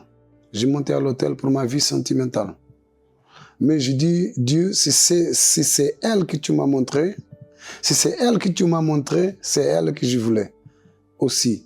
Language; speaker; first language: French; non-native, local second language; Portuguese